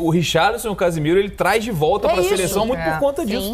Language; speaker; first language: Portuguese; native; Portuguese